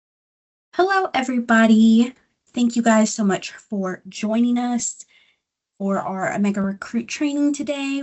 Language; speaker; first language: English; native; English